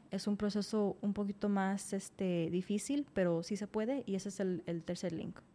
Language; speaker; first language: Spanish; early bilingual, other home language; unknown